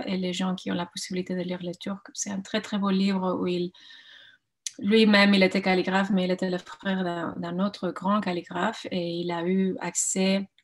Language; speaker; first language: French; non-native, fluent; Spanish